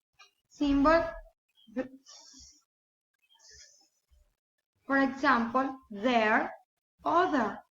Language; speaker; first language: English; non-native, learner; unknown